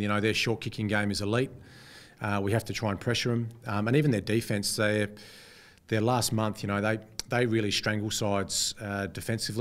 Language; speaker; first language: English; native; English